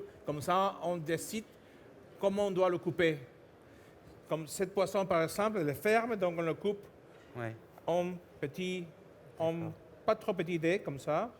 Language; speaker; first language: French; non-native, fluent; Spanish